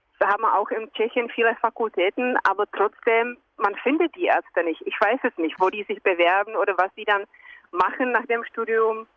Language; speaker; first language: German; non-native, fluent; Czech